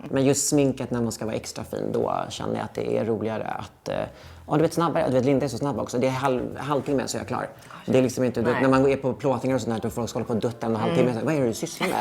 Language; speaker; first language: Swedish; early bilingual, heritage; Swedish